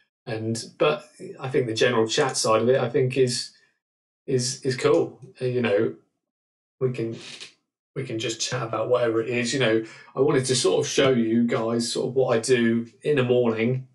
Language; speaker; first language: English; native; English